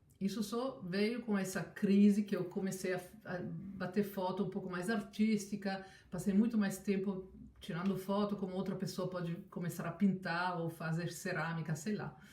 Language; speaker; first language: Portuguese; non-native, fluent; Italian